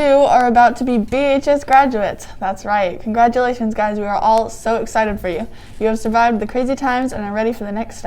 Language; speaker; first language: English; native; English